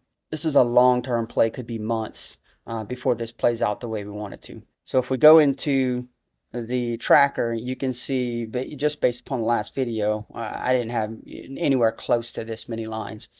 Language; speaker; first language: English; native; English